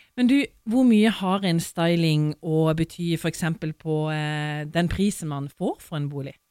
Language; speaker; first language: Norwegian; native; Norwegian